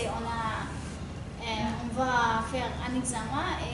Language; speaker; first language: French; non-native, learner; Arabic